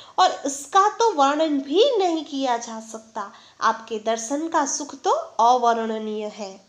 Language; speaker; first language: Hindi; non-native, local second language; Gujarati